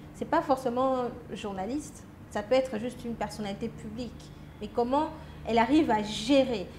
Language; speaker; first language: French; non-native, local second language; Lingala